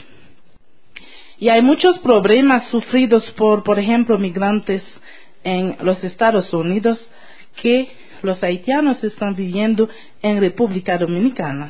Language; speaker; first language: Spanish; non-native, fluent; Haitian Creole